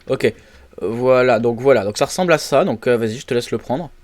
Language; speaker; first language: French; native; French